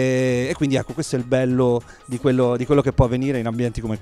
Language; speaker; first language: Italian; native; Italian